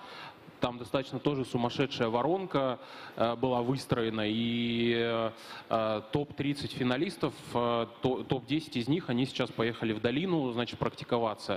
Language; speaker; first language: Russian; native; Russian